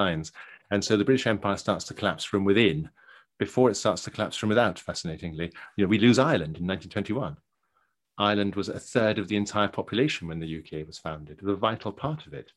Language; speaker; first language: English; native; English